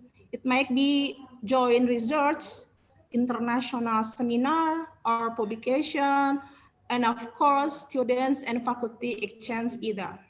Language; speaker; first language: English; non-native, learner; Indonesian